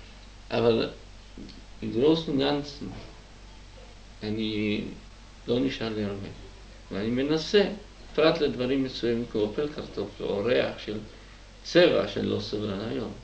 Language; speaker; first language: Hebrew; non-native, fluent; Czech